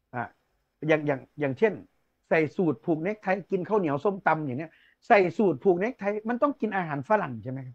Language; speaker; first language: Thai; non-native, local second language; Northeastern Thai